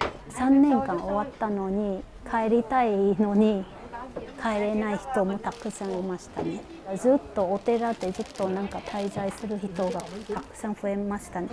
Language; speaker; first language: Japanese; non-native, fluent; Vietnamese